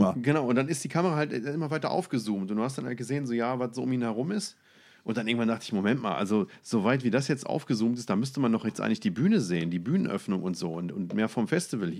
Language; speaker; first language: German; native; German